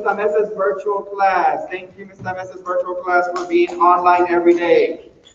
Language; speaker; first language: English; early bilingual, other home language; Spanish